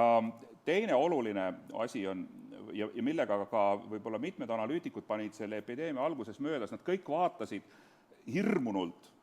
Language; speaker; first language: Estonian; native; Estonian